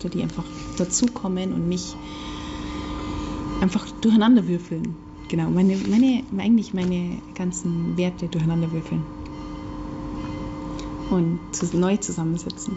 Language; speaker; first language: German; native; German